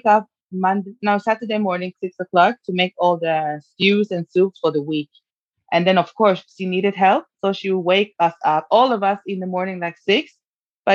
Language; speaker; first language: English; non-native, fluent; Norwegian